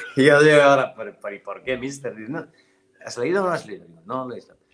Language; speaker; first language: Spanish; non-native, fluent; Serbian